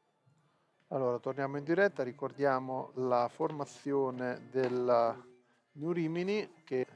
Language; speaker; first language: Italian; native; Italian